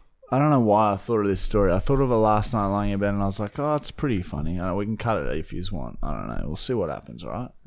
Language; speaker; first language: English; early bilingual, other home language; German